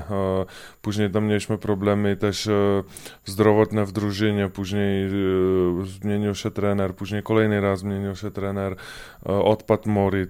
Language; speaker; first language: Polish; non-native, fluent; Czech